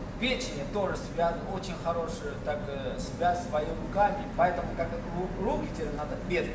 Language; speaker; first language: Russian; non-native, learner; Chinese